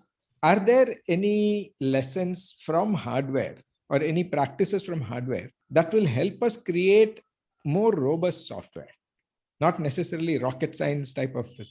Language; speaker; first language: English; non-native, local second language; Tamil